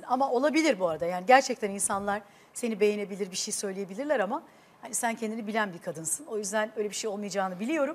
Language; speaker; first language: Turkish; native; Turkish